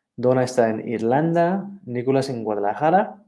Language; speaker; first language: Spanish; non-native, fluent; English